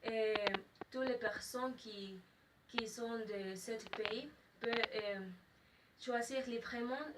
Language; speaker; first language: French; non-native, learner; Spanish